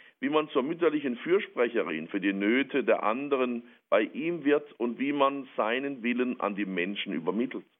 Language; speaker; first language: German; native; German